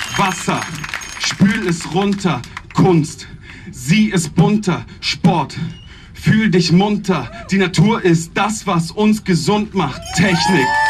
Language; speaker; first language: German; native; German